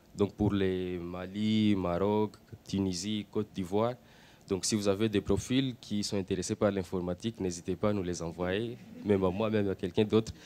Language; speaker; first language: French; non-native, local second language; Swahili